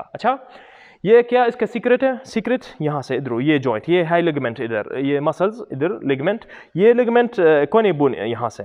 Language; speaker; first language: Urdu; non-native, local second language; Punjabi